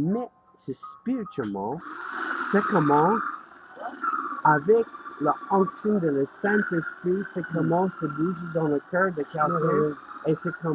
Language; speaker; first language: French; non-native, learner; English